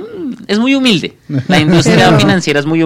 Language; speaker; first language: Spanish; native; Spanish